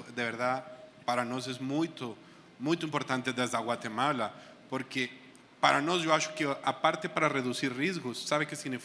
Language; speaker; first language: Portuguese; non-native, fluent; Spanish